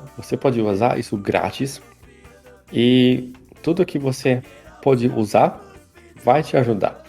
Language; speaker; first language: Portuguese; non-native, fluent; Polish